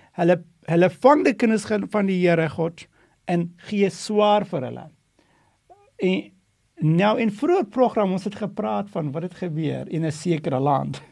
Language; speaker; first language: Afrikaans; non-native, fluent; Dutch